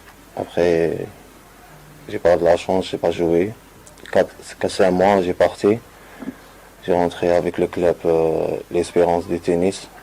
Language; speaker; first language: French; non-native, learner; Arabic